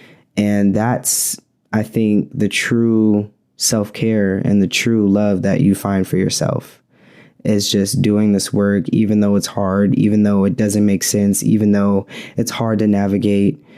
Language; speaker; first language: English; native; English